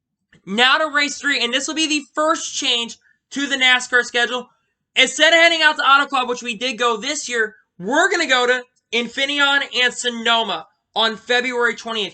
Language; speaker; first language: English; native; English